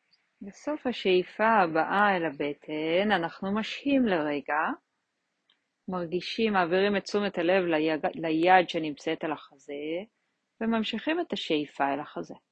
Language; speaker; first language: Hebrew; native; Hebrew